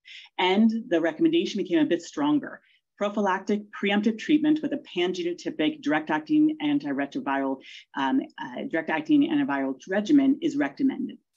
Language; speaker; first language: English; native; English